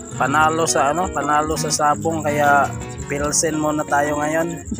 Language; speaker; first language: Filipino; non-native, local second language; Bikol